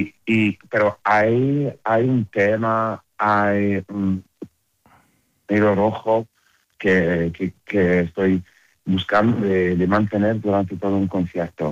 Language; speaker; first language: Spanish; non-native, learner; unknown